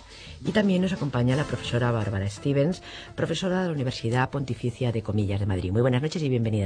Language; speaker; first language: Spanish; native; Spanish